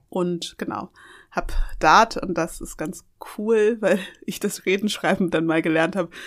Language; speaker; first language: German; early bilingual, other home language; Yoruba